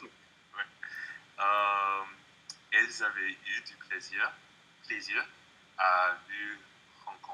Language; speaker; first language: French; non-native, learner; English